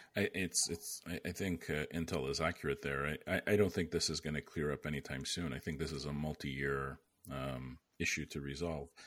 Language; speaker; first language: English; native; English